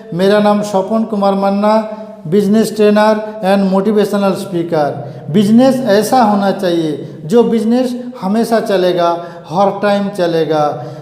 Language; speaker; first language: Hindi; non-native, local second language; Bangla